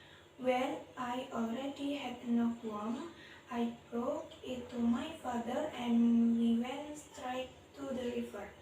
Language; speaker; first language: English; non-native, learner; Indonesian